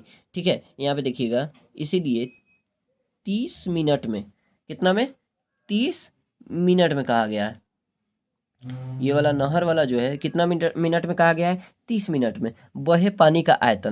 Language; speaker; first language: Hindi; native; Hindi